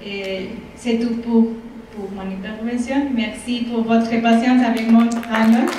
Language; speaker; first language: French; non-native, fluent; Spanish